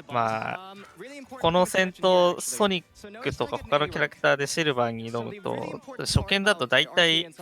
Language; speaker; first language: Japanese; native; Japanese